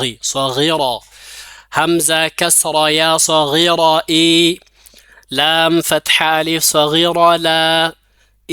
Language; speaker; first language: Arabic; non-native, fluent; Amharic